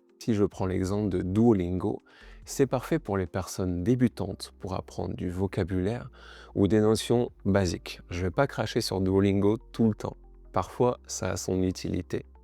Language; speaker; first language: French; native; French